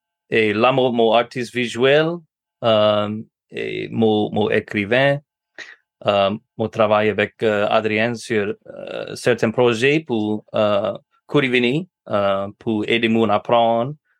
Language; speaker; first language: French; non-native, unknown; English